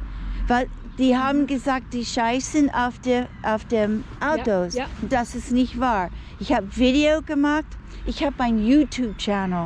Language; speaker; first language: German; non-native, fluent; English